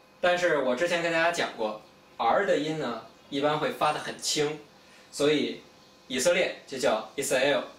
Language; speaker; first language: Chinese; native; Chinese